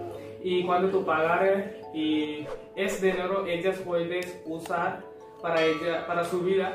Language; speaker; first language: Spanish; non-native, learner; Hindi